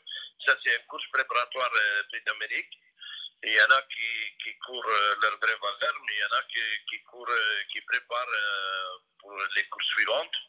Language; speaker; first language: French; non-native, local second language; Dutch